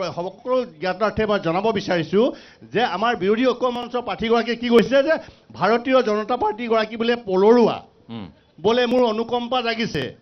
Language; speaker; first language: Assamese; native; Assamese